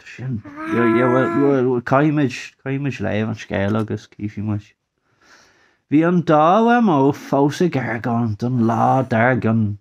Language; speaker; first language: Irish; non-native, local second language; English